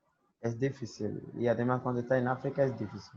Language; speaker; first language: Spanish; non-native, learner; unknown